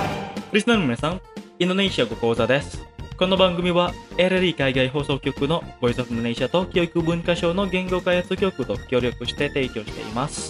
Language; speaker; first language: Japanese; non-native, fluent; Indonesian